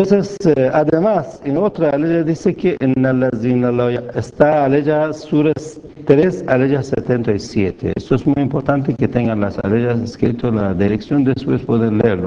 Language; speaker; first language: Spanish; non-native, fluent; Persian